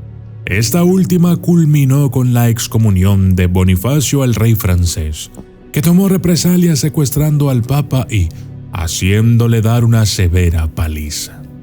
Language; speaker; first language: Spanish; native; Spanish